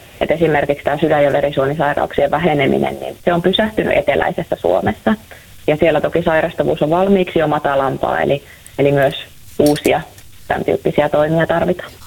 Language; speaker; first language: Finnish; native; Finnish